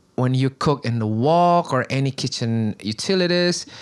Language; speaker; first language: English; non-native, fluent; Indonesian